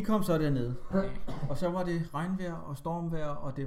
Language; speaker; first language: Danish; native; Danish